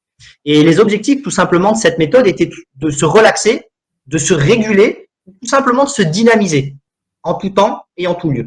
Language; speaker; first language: French; native; French